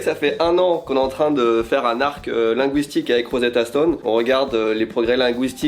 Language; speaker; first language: French; native; French